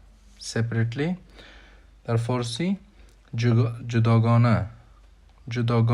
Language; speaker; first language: Persian; non-native, fluent; Urdu